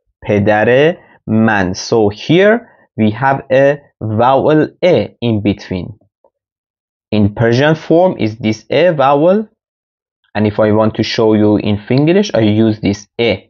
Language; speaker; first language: English; non-native, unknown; Persian